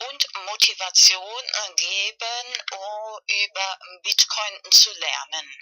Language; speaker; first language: German; non-native, learner; Spanish